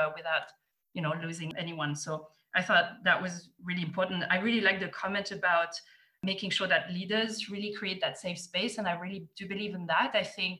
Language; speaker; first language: English; non-native, fluent; German